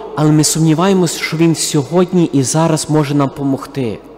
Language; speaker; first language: Ukrainian; native; Ukrainian